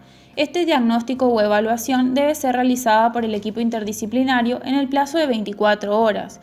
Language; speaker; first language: Spanish; native; Spanish